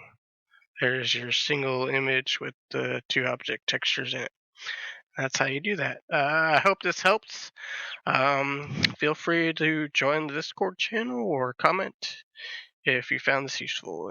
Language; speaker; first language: English; native; English